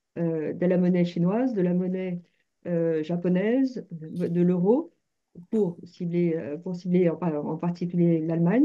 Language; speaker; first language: French; native; French